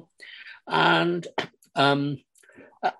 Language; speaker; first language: English; native; English